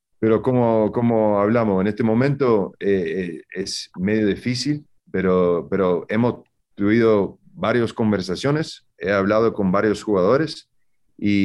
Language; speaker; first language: Spanish; early bilingual, heritage; Spanish